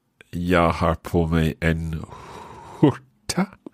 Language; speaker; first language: Swedish; non-native, learner; English